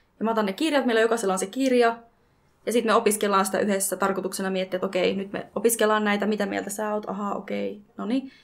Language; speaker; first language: Finnish; native; Finnish